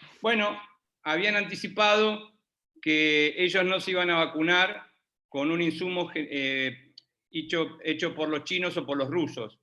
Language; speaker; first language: Spanish; native; Spanish